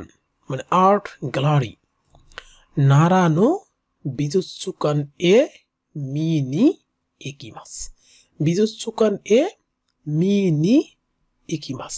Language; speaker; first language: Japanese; non-native, fluent; Bangla